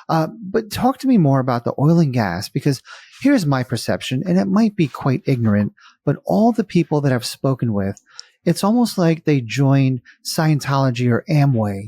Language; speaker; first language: English; native; English